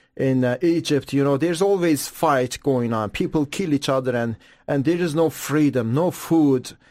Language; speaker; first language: English; non-native, fluent; Persian